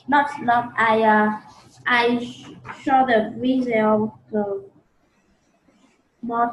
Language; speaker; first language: English; non-native, learner; Vietnamese